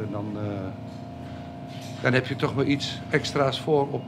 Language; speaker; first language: Dutch; native; Dutch